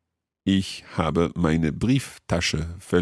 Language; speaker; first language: German; non-native, learner; English